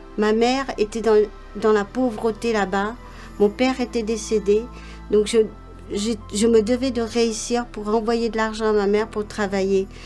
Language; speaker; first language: French; non-native, local second language; Morisyen